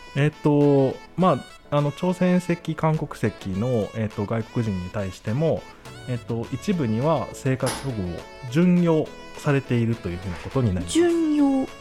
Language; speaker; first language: Japanese; native; Japanese